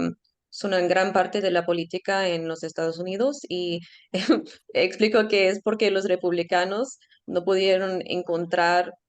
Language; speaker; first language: Spanish; early bilingual, heritage; Spanish